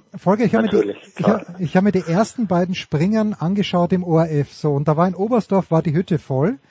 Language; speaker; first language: German; native; German